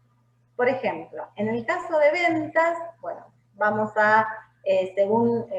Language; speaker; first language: Spanish; native; Spanish